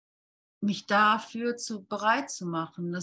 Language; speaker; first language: German; native; German